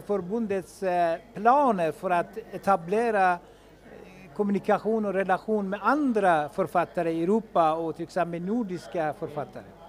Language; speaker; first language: Swedish; non-native, fluent; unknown